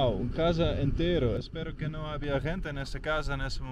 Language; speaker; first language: Spanish; non-native, learner; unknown